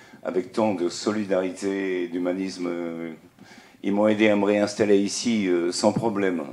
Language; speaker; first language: French; native; French